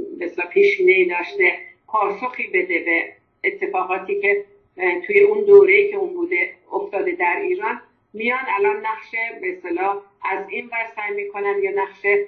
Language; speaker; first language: Persian; non-native, local second language; Azerbaijani